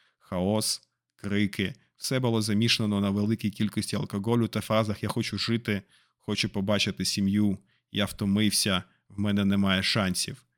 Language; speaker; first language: Ukrainian; non-native, local second language; Russian